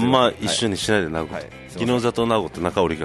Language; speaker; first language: Japanese; native; Japanese